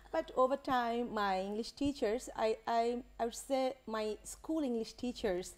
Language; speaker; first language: English; non-native, local second language; Bangla